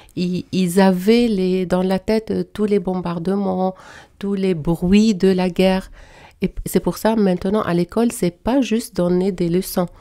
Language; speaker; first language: French; non-native, fluent; Arabic